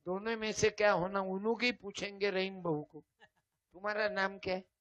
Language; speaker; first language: Hindi; non-native, local second language; Marathi